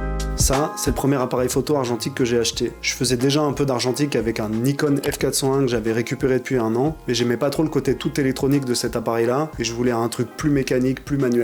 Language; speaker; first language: French; native; French